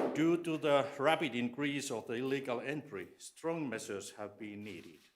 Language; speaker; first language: English; non-native, fluent; Finnish